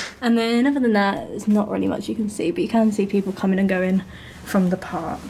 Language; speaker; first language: English; native; English